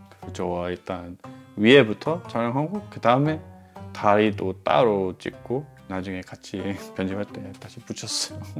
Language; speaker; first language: Korean; non-native, fluent; English